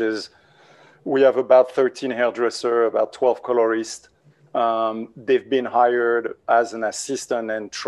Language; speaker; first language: English; non-native, fluent; French